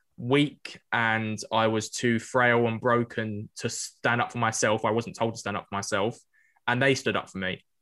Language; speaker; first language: English; native; English